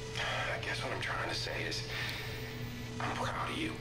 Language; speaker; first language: English; native; English